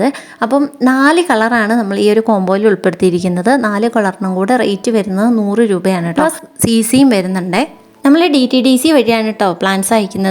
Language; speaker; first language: Malayalam; native; Malayalam